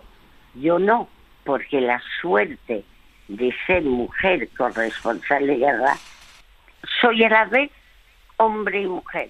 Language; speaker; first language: Spanish; early bilingual, other home language; French